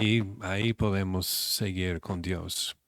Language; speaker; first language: Spanish; non-native, fluent; English